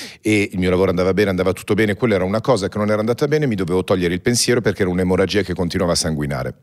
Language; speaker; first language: Italian; early bilingual, heritage; Italian